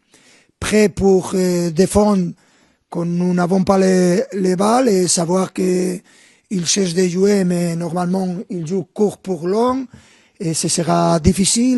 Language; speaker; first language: French; non-native, fluent; Spanish